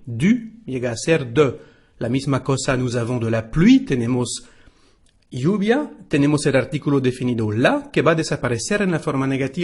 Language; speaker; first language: Spanish; non-native, fluent; French